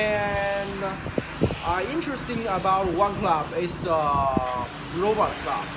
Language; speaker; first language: English; non-native, learner; Chinese